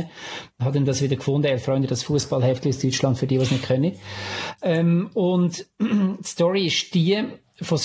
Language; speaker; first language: German; native; German